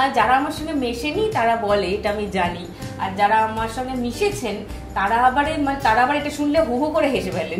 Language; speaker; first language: Bangla; native; Bangla